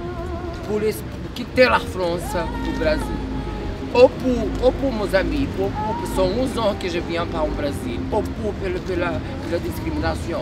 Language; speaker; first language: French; non-native, learner; Portuguese